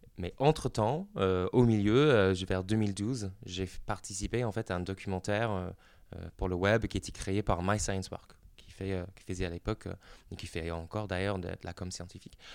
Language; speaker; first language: French; non-native, fluent; English